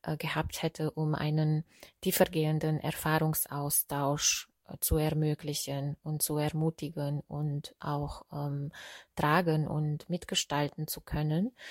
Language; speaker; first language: German; non-native, fluent; Hungarian